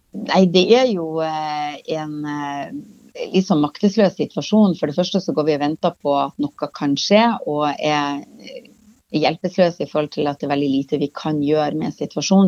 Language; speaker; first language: Norwegian; native; Norwegian